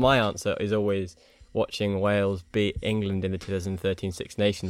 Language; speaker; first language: English; native; English